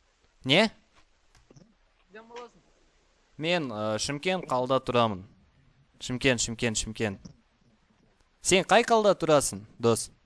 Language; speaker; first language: Kazakh; non-native, learner; Russian